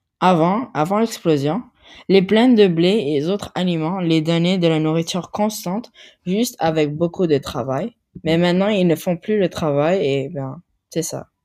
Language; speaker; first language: French; non-native, learner; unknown